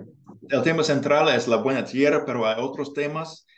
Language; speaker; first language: Spanish; non-native, learner; English